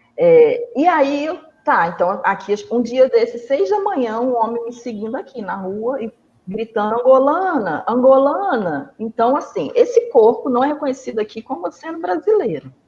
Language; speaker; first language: Portuguese; native; Portuguese